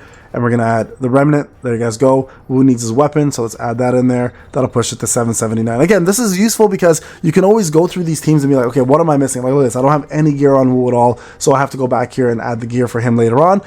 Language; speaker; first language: English; native; English